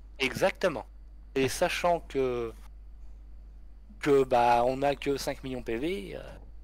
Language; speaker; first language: French; native; French